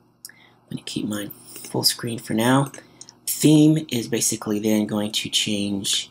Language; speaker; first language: English; native; English